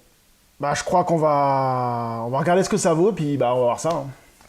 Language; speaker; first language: French; native; French